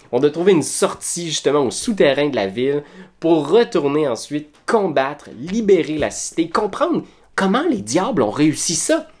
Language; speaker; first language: French; native; French